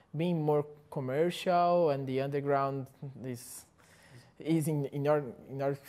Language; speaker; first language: English; non-native, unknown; Portuguese